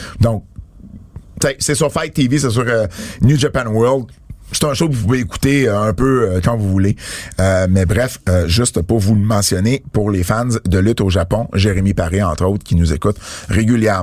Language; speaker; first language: French; native; French